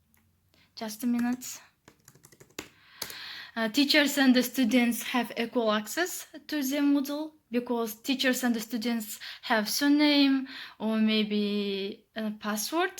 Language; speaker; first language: English; non-native, learner; Kazakh